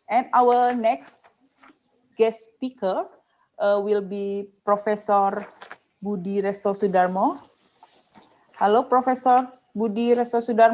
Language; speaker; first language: English; non-native, fluent; Indonesian